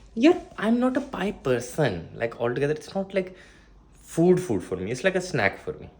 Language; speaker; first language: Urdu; native; Urdu